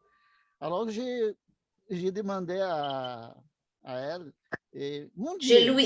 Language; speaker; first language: French; non-native, learner; Portuguese